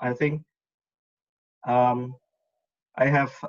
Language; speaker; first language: English; non-native, learner; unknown